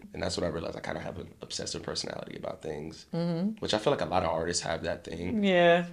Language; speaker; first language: English; native; English